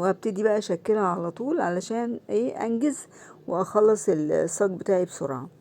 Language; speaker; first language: Arabic; native; Arabic